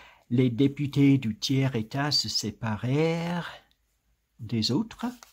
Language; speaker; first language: French; non-native, fluent; English